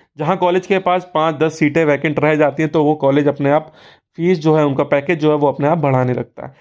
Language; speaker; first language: Hindi; native; Hindi